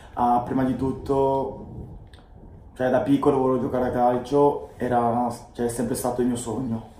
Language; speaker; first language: Italian; non-native, fluent; French